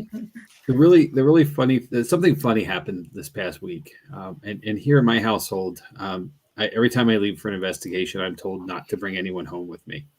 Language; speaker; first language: English; native; English